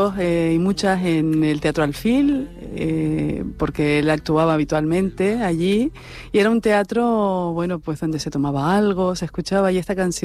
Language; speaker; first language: Spanish; native; Spanish